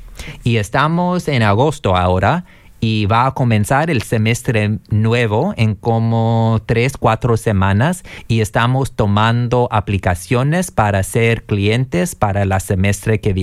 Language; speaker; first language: Spanish; non-native, learner; English